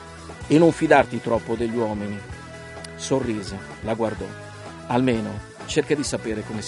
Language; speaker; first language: Italian; native; Italian